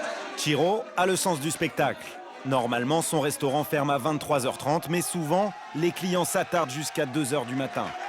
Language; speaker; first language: French; native; French